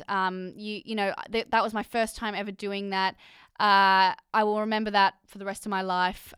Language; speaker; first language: English; native; English